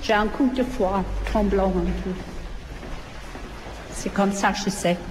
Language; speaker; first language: French; non-native, fluent; English